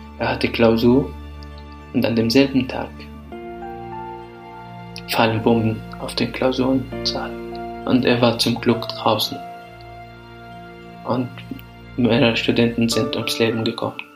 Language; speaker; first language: German; non-native, fluent; Arabic